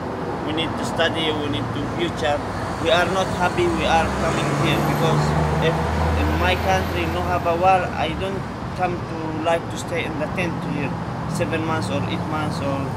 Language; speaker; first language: English; non-native, learner; Arabic